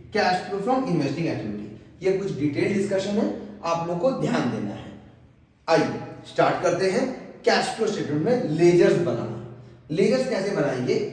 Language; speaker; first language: Hindi; non-native, local second language; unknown